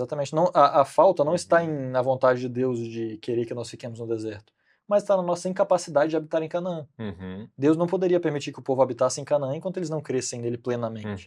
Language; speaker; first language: Portuguese; native; Portuguese